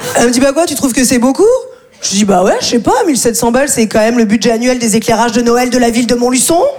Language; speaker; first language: French; native; French